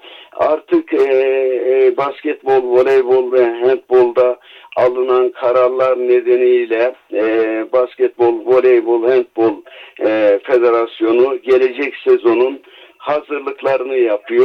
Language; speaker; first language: Turkish; native; Turkish